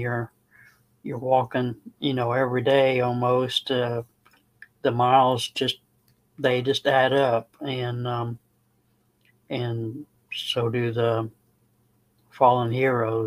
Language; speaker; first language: English; native; English